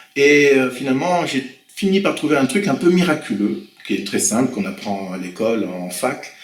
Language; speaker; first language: French; native; French